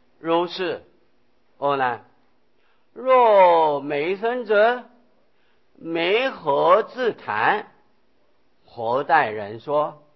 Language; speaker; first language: Chinese; non-native, local second language; Hakka Chinese